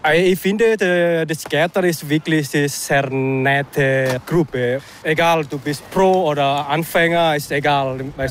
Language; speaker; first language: German; non-native, learner; Indonesian